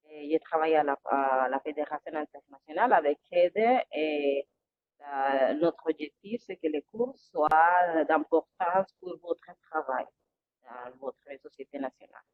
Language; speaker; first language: French; non-native, fluent; Spanish